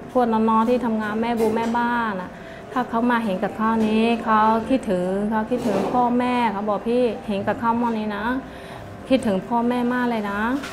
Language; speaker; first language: Thai; non-native, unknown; Karen languages